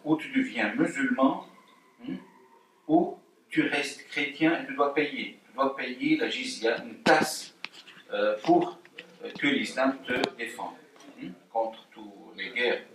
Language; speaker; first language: French; non-native, fluent; Arabic